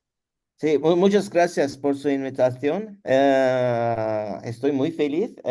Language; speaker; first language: Spanish; non-native, learner; Turkish